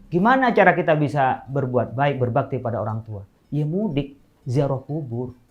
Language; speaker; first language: Indonesian; non-native, local second language; Madurese